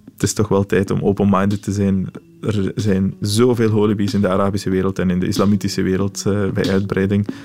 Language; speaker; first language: Dutch; early bilingual, other home language; Arabic